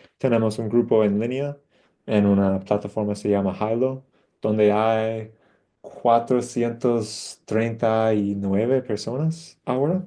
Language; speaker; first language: Spanish; non-native, fluent; English